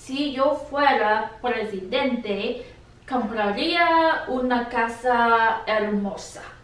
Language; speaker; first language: Spanish; non-native, learner; English